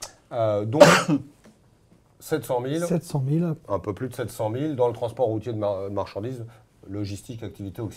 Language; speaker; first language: French; native; French